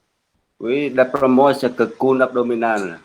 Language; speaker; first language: French; non-native, learner; Vietnamese